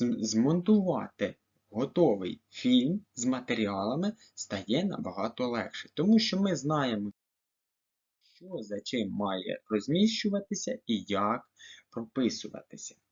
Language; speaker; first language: Ukrainian; native; Ukrainian